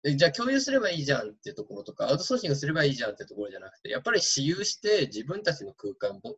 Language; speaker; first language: Japanese; native; Japanese